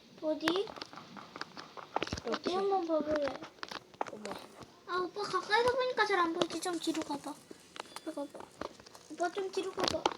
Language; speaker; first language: Korean; native; Korean